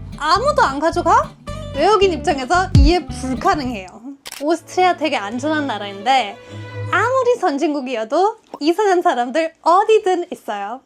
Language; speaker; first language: Korean; non-native, fluent; German